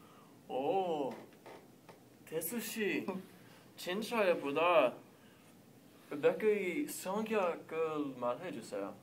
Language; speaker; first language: Korean; non-native, learner; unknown